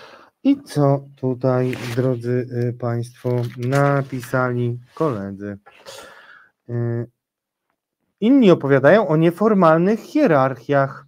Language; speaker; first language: Polish; native; Polish